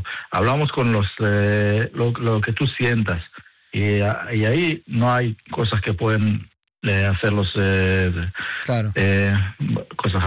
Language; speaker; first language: Spanish; non-native, learner; Hebrew